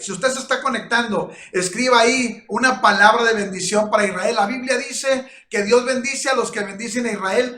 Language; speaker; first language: Spanish; native; Spanish